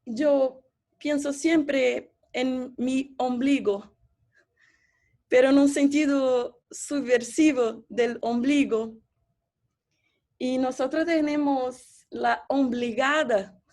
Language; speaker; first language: Spanish; non-native, fluent; Portuguese